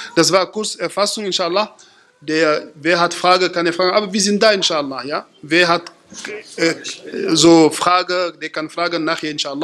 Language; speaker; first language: German; non-native, fluent; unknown